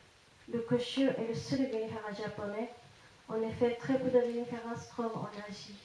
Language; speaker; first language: French; non-native, fluent; Japanese